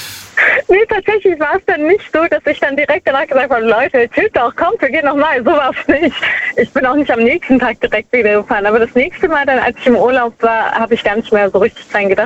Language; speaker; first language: German; native; German